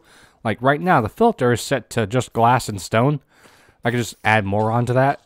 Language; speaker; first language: English; native; English